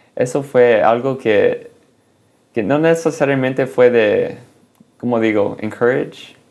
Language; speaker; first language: Spanish; early bilingual, heritage; Spanish